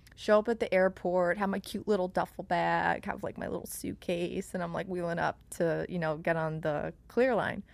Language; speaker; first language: English; native; English